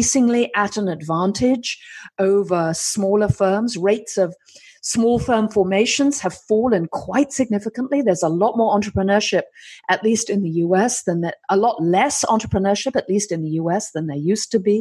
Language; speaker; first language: English; native; English